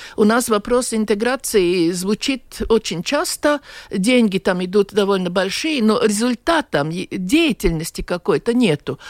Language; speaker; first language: Russian; non-native, local second language; Latvian